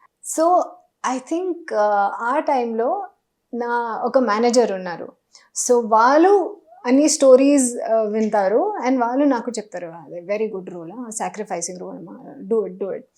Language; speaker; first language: Telugu; non-native, learner; Hindi